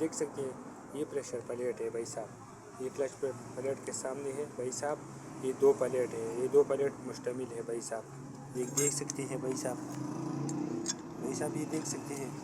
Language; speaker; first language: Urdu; non-native, local second language; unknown